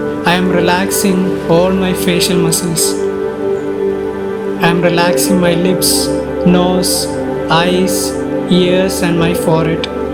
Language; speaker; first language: English; non-native, local second language; Malayalam